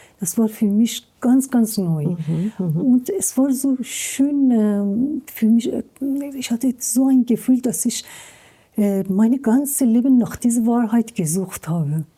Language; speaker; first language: German; non-native, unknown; Persian